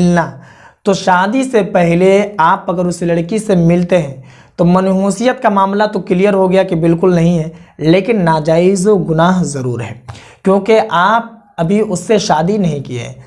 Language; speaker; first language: Hindi; native; Hindi